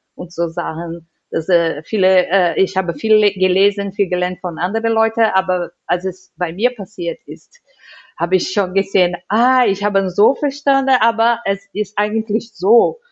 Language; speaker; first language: German; non-native, learner; Portuguese